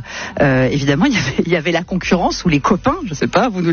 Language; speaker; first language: French; native; French